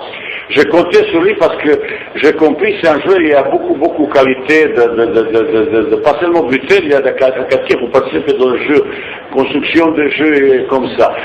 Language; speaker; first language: French; non-native, fluent; Bosnian